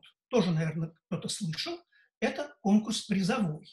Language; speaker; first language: Russian; native; Russian